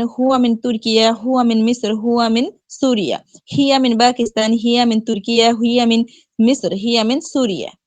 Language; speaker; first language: Arabic; non-native, learner; Bangla